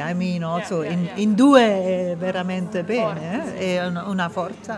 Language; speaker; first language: Italian; non-native, learner; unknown